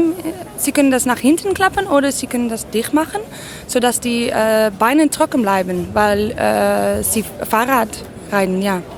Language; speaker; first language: German; non-native, learner; Dutch